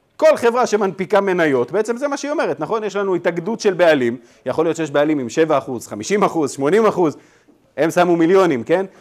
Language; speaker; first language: Hebrew; native; Hebrew